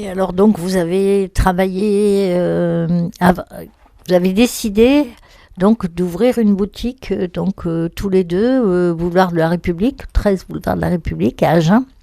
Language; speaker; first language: French; native; French